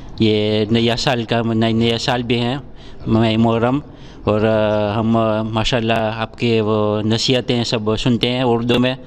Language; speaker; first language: Urdu; non-native, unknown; Gujarati